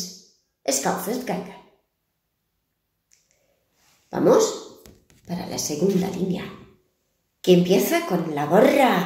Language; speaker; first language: Spanish; non-native, fluent; Portuguese